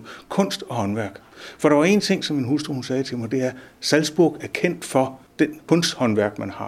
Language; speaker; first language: Danish; native; Danish